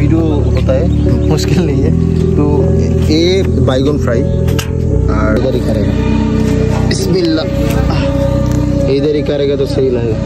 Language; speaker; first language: Hindi; non-native, learner; Bangla